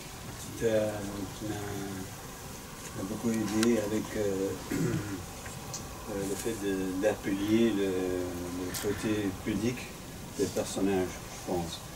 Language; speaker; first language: French; non-native, fluent; English